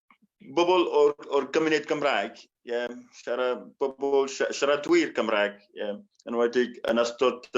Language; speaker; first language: Welsh; non-native, fluent; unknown